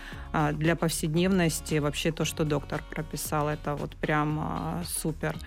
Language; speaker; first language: Russian; native; Russian